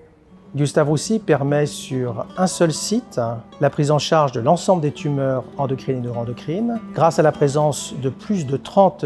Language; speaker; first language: French; native; French